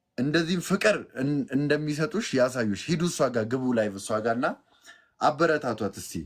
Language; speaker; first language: Amharic; native; Amharic